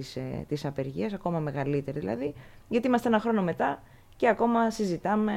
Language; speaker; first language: Greek; native; Greek